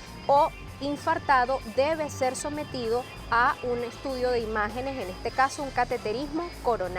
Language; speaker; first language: Spanish; native; Spanish